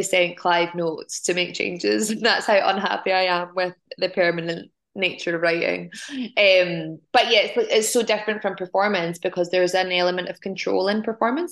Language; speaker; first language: English; native; English